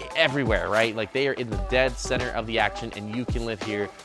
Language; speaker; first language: English; native; English